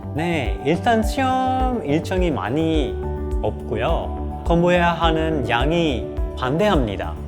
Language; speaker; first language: Korean; non-native, fluent; Sinhala